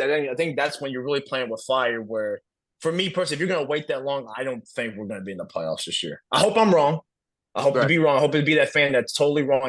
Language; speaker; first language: English; native; English